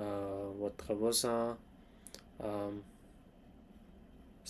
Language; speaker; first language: French; non-native, learner; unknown